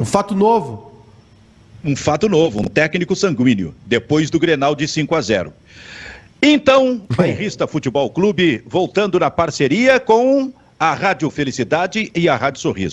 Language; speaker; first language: Portuguese; native; Portuguese